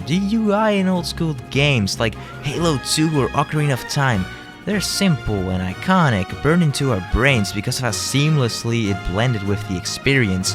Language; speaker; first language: English; native; English